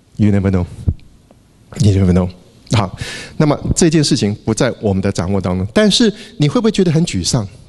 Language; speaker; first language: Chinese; native; Chinese